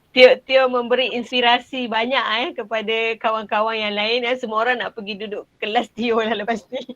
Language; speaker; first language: Malay; native; Malay